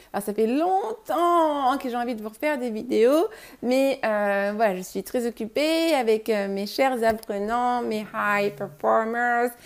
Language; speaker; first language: French; native; French